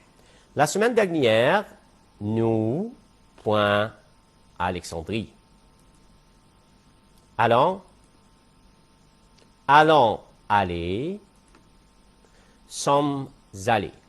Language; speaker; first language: French; non-native, fluent; Arabic